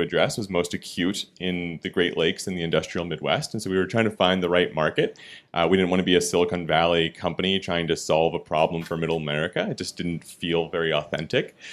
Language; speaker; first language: English; native; English